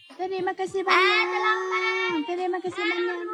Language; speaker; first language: Indonesian; non-native, learner; Vietnamese